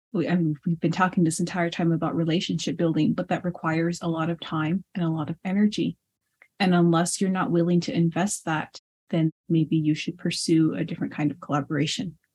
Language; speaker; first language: English; early bilingual, other home language; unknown